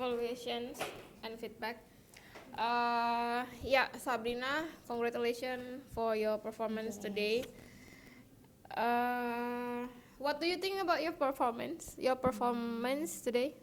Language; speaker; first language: English; non-native, fluent; Indonesian